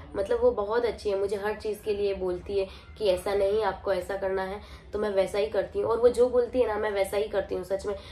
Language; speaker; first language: Hindi; non-native, local second language; Marwari